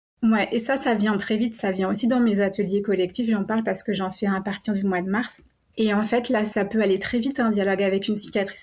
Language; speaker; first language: French; native; French